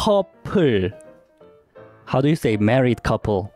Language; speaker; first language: English; non-native, fluent; Korean